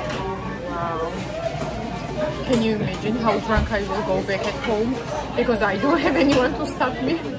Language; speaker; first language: English; non-native, fluent; Georgian